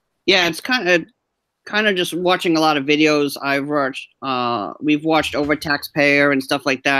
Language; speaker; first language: English; native; English